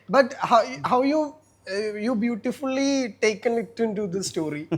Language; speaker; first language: English; non-native, local second language; Malayalam